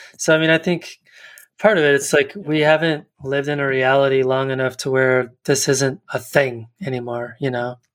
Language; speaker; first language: English; native; English